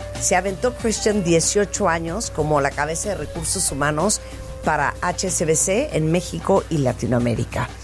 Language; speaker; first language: Spanish; early bilingual, heritage; Spanish